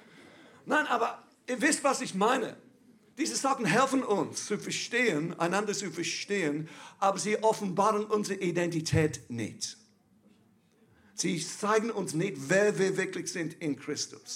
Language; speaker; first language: German; non-native, fluent; English